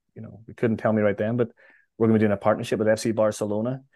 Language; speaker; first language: English; native; English